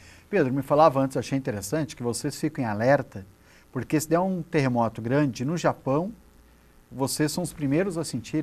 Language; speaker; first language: Portuguese; native; Portuguese